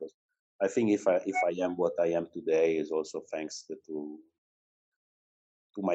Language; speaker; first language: English; non-native, fluent; Italian